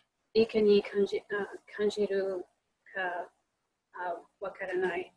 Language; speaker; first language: Japanese; non-native, learner; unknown